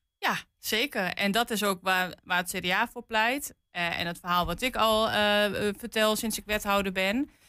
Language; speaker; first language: Dutch; native; Dutch